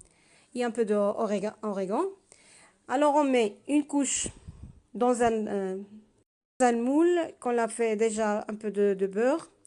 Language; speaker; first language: French; non-native, learner; Spanish